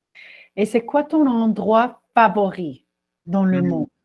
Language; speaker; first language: French; non-native, fluent; Spanish